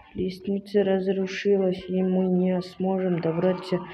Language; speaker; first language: Russian; non-native, local second language; Kazakh